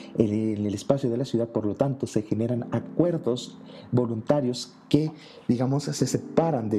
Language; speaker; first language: Spanish; native; Spanish